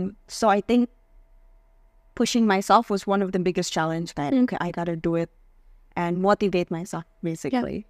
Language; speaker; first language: English; non-native, fluent; Indonesian